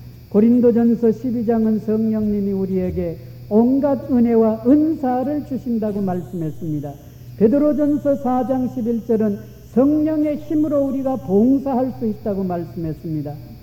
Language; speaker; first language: Korean; native; Korean